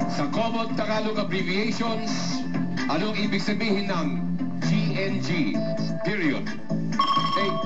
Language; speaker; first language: Filipino; native; Filipino